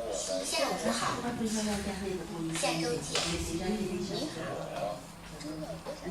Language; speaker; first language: Chinese; non-native, learner; French